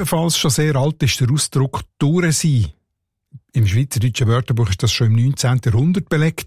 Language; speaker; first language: German; native; German